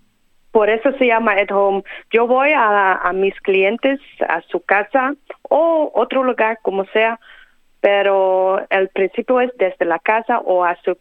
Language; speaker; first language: Spanish; non-native, fluent; Dutch